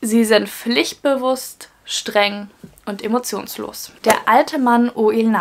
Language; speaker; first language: German; native; German